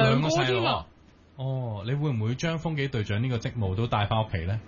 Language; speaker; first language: Cantonese; native; Cantonese